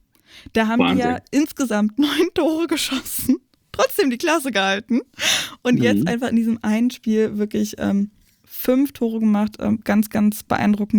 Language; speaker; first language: German; native; German